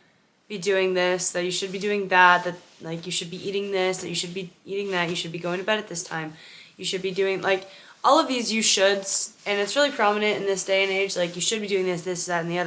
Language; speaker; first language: English; native; English